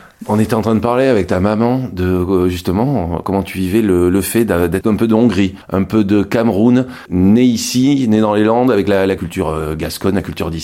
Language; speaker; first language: French; native; French